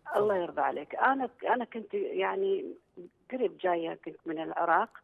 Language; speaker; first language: Arabic; native; Arabic